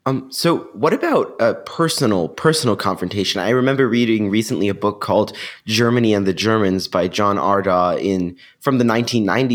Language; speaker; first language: English; native; English